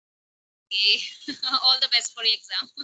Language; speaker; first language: English; non-native, local second language; Hindi